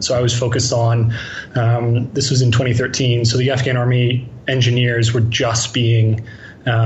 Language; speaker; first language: English; native; English